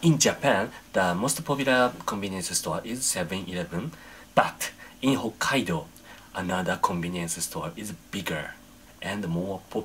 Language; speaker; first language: English; non-native, fluent; Japanese